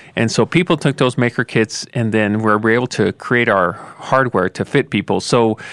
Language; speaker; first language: English; native; English